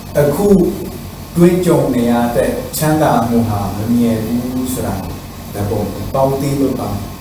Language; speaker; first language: Burmese; non-native, fluent; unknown